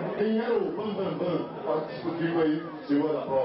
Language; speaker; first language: Portuguese; native; Portuguese